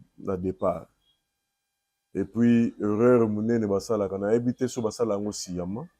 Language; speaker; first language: Lingala; native; Lingala